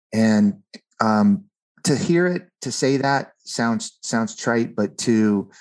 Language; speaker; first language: English; native; English